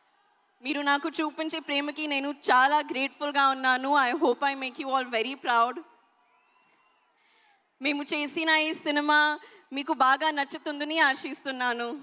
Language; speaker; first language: Telugu; non-native, local second language; Hindi